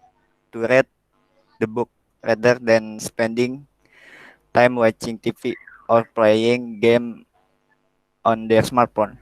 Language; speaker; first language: English; non-native, learner; Indonesian